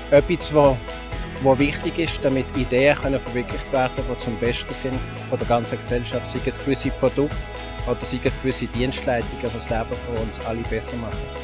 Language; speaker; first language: German; non-native, fluent; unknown